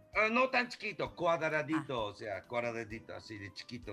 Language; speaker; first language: Spanish; non-native, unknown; Japanese